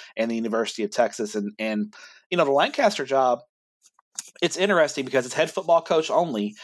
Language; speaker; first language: English; native; English